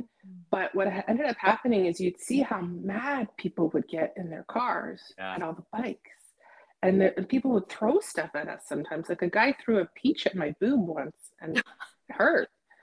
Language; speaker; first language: English; native; English